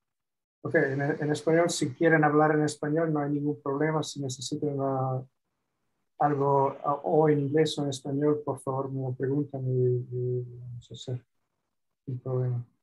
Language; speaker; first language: Spanish; non-native, fluent; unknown